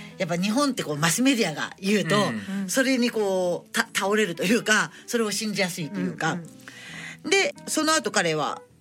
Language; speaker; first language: Japanese; native; Japanese